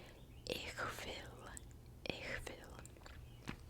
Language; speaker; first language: German; non-native, learner; English